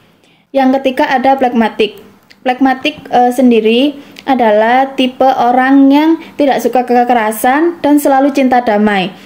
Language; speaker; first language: Indonesian; native; Indonesian